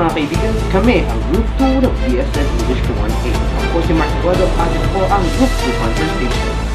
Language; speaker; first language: Filipino; native; Filipino